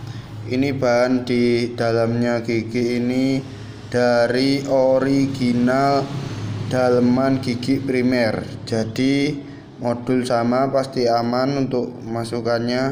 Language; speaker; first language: Indonesian; non-native, local second language; Javanese